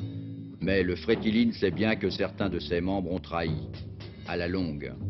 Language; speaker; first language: French; native; French